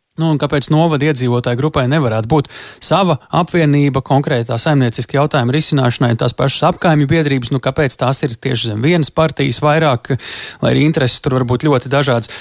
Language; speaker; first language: Latvian; native; Latvian